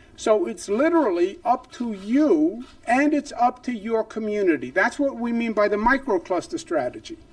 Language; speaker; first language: English; native; English